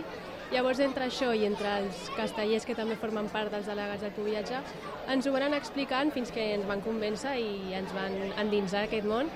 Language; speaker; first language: Catalan; native; Catalan